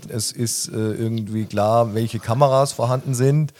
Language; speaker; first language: German; native; German